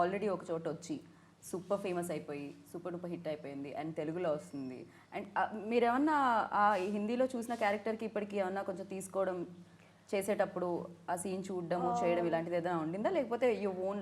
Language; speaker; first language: Telugu; native; Telugu